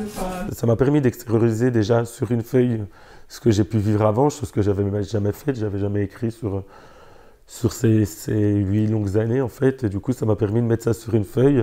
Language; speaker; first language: French; native; French